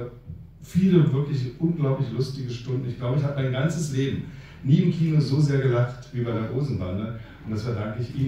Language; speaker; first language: German; native; German